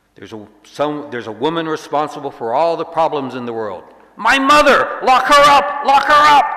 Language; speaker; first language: English; native; English